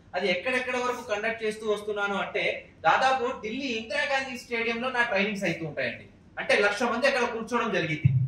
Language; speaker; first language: Telugu; non-native, local second language; Hindi